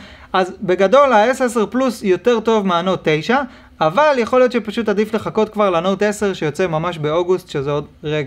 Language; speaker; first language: Hebrew; native; Hebrew